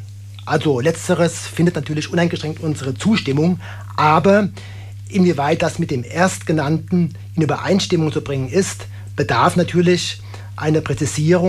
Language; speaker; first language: German; native; German